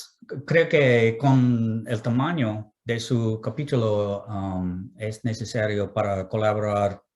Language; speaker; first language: Spanish; non-native, fluent; English